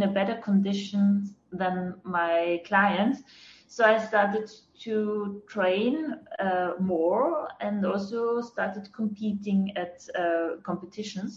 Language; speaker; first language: English; non-native, fluent; German